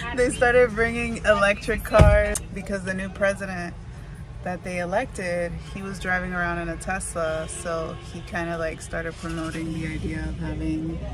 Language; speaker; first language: English; early bilingual, other home language; Spanish